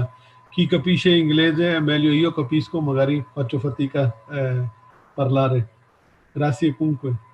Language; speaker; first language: Italian; non-native, learner; Hindi